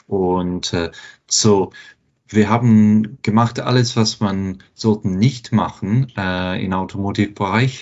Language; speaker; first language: German; non-native, fluent; English